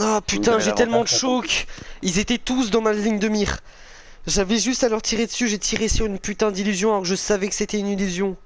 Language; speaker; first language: French; native; French